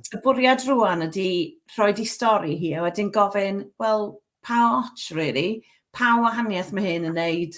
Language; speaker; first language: Welsh; native; Welsh